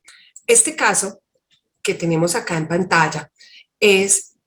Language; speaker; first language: Spanish; native; Spanish